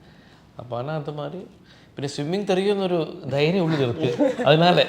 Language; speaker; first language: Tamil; non-native, learner; Malayalam